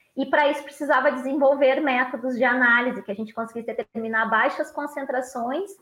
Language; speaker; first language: Portuguese; native; Portuguese